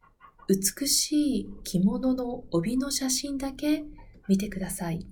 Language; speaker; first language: Japanese; non-native, learner; Spanish